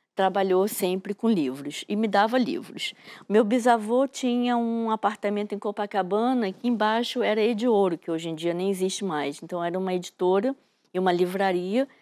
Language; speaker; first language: Portuguese; native; Portuguese